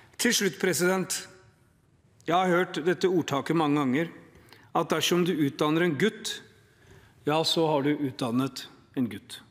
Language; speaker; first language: Norwegian; early bilingual, other home language; Urdu